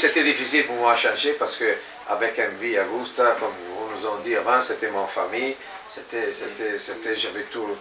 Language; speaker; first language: French; non-native, fluent; Italian